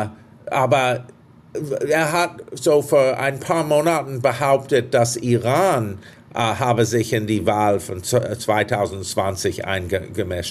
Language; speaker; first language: German; non-native, fluent; English